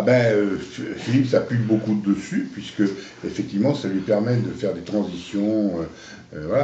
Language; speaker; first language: French; native; French